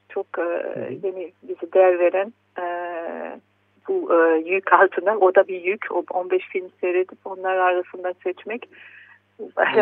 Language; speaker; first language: Turkish; non-native, fluent; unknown